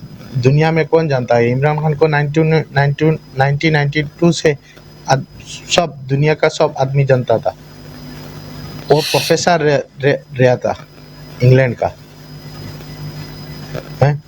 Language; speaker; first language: Hindi; non-native, fluent; Bangla